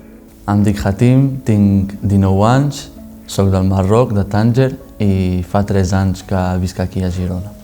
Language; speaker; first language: Catalan; non-native, local second language; Arabic